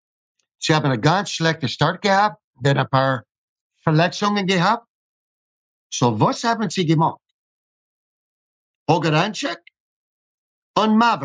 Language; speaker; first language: German; non-native, fluent; English